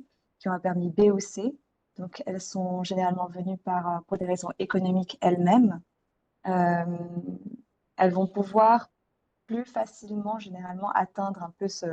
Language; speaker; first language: French; native; French